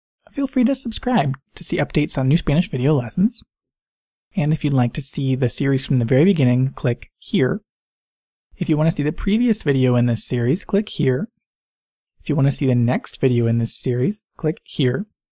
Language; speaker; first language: English; native; English